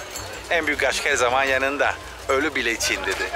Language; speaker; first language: Turkish; non-native, fluent; Italian